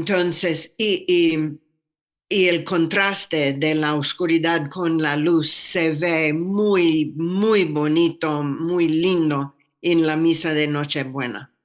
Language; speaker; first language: Spanish; non-native, fluent; English